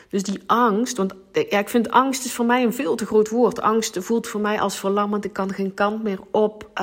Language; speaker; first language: Dutch; non-native, local second language; Limburgish